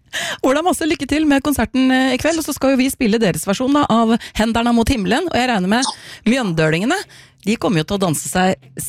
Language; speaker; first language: Norwegian; native; Norwegian